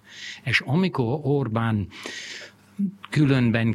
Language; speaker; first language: Hungarian; non-native, fluent; English